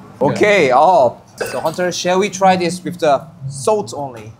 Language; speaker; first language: English; non-native, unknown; Korean